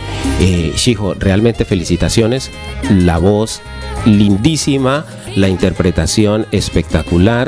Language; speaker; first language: Spanish; native; Spanish